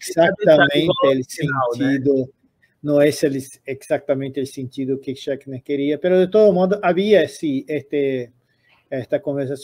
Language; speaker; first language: Portuguese; non-native, fluent; Spanish